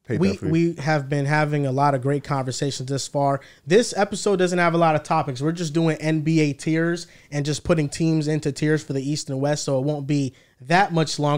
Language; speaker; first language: English; native; English